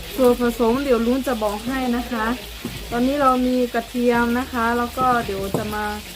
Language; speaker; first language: Thai; non-native, local second language; Akha